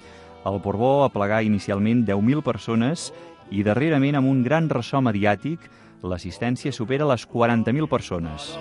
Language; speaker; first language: Catalan; native; Catalan